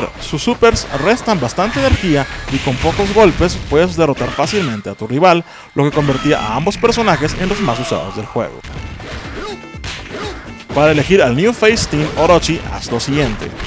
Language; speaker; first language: Spanish; native; Spanish